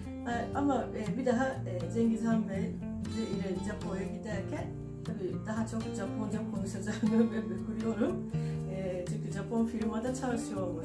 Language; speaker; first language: Turkish; non-native, fluent; Japanese